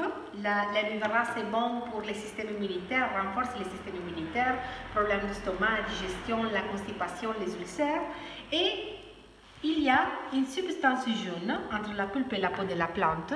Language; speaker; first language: French; non-native, fluent; Spanish